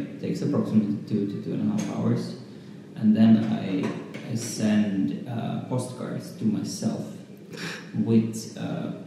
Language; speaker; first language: English; non-native, fluent; Finnish